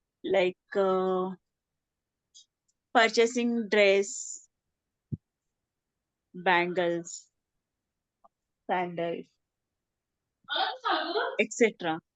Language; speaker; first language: English; non-native, learner; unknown